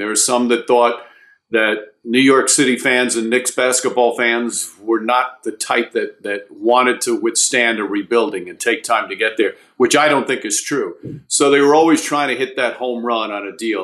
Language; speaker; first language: English; native; English